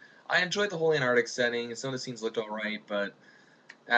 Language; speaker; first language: English; native; English